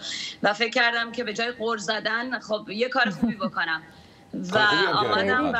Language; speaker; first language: Persian; native; Persian